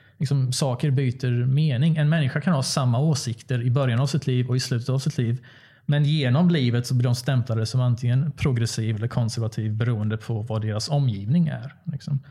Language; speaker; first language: Swedish; early bilingual, other home language; Bosnian